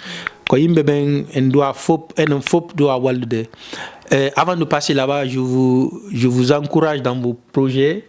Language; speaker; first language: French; non-native, local second language; Fula